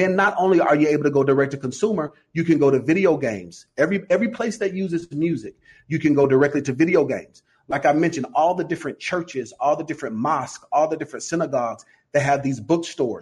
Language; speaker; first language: English; native; English